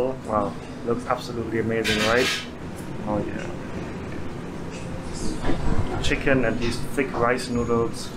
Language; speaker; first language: English; non-native, fluent; German